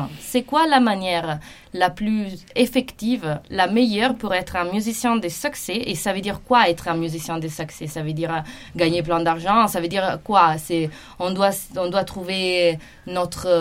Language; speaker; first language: French; non-native, fluent; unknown